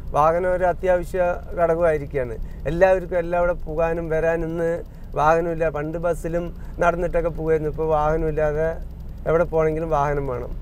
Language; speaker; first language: Malayalam; native; Malayalam